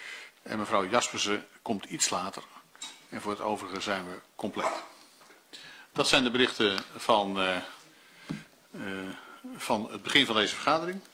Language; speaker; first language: Dutch; native; Dutch